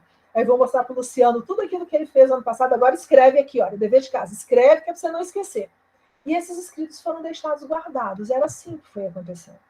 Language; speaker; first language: Portuguese; native; Portuguese